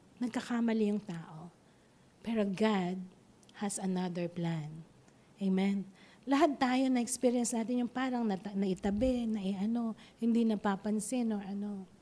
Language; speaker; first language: Filipino; non-native, local second language; Pampanga